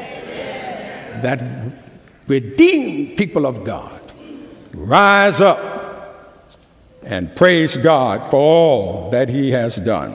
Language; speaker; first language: English; native; English